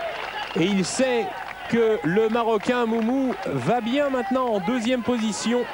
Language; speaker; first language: French; native; French